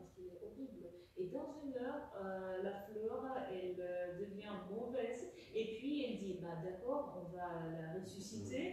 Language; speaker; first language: French; non-native, fluent; Russian